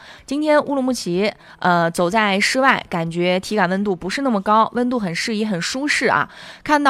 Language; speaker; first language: Chinese; native; Chinese